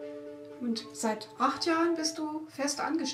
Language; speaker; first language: German; native; German